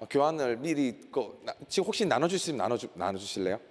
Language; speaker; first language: Korean; native; Korean